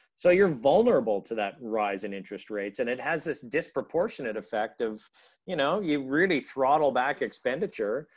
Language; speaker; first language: English; native; English